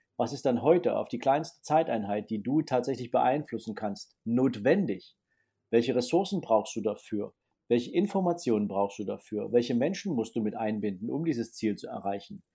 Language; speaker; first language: German; native; German